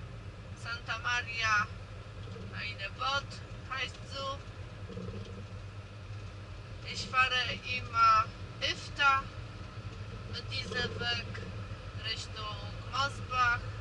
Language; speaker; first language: German; non-native, learner; Polish